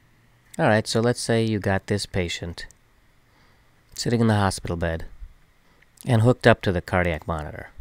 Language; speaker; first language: English; native; English